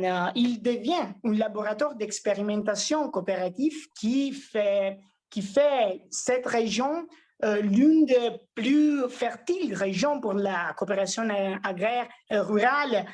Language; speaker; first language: French; non-native, fluent; Italian